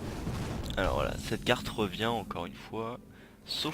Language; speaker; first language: French; native; French